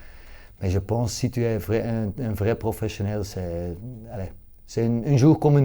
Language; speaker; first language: French; non-native, local second language; Dutch